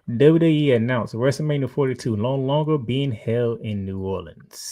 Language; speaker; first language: English; native; English